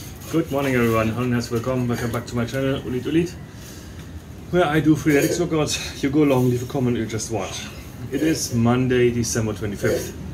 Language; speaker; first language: English; non-native, fluent; German